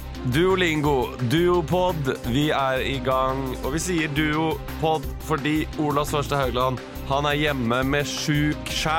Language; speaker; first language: Norwegian; native; Norwegian